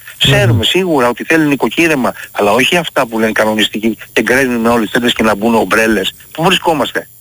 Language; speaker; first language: Greek; native; Greek